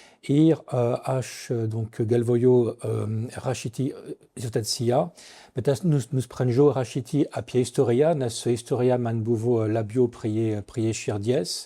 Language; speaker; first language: Lithuanian; non-native, fluent; French